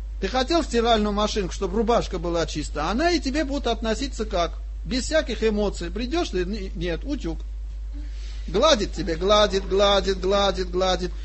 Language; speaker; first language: Russian; non-native, fluent; Armenian